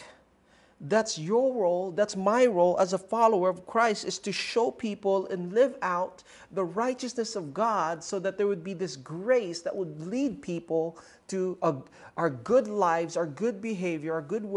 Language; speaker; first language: English; non-native, local second language; Filipino